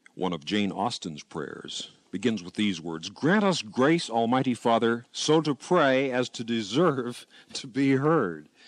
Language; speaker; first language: English; native; English